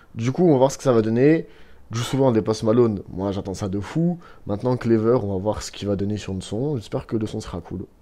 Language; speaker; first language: French; native; French